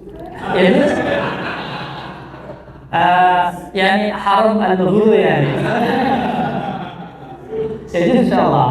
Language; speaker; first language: Arabic; non-native, learner; Indonesian